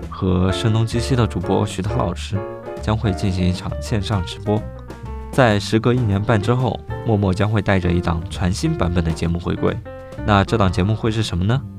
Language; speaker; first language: Chinese; native; Chinese